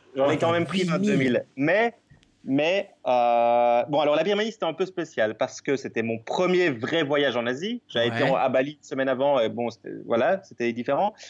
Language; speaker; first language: French; native; French